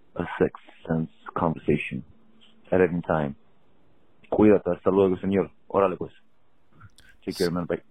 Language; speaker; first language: English; non-native, fluent; Romanian